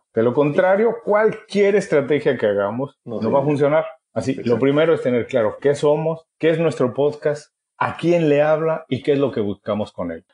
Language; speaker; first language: Spanish; native; Spanish